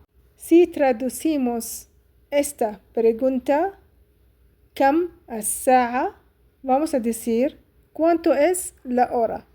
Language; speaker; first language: Spanish; non-native, fluent; Arabic